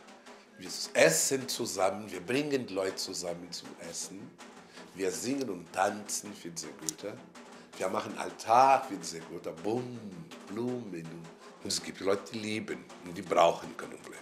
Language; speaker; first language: German; non-native, fluent; Portuguese